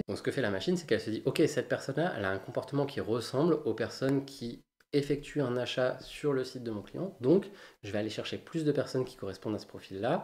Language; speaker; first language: French; native; French